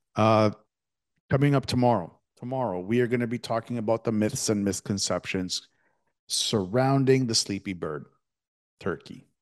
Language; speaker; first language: English; native; English